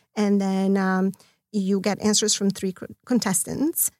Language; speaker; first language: English; non-native, fluent; Serbian